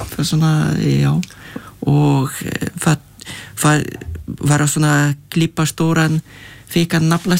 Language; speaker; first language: Icelandic; non-native, fluent; Lithuanian